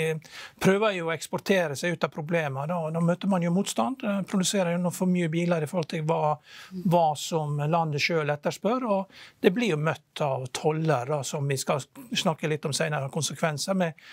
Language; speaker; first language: Norwegian; native; Norwegian